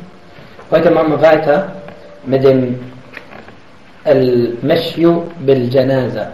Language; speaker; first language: German; non-native, fluent; Arabic